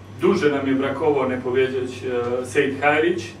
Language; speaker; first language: Polish; non-native, learner; Serbian